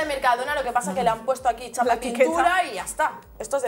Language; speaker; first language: Spanish; native; Spanish